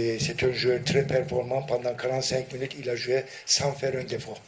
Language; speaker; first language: French; non-native, fluent; Turkish